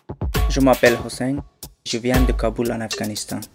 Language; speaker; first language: French; non-native, learner; Persian